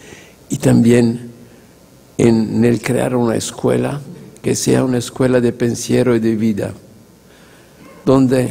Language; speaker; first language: Spanish; non-native, fluent; Italian